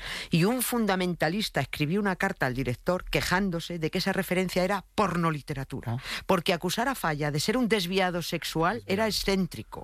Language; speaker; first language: Spanish; native; Spanish